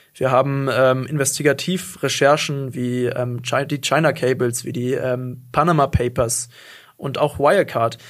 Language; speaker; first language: German; native; German